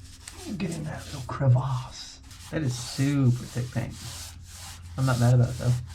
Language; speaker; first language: English; native; English